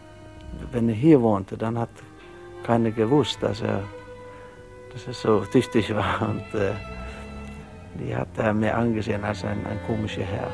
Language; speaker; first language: German; non-native, learner; Norwegian